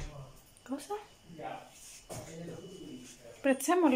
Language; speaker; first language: Italian; non-native, fluent; Spanish